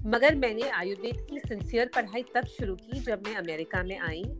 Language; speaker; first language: Hindi; non-native, local second language; Gujarati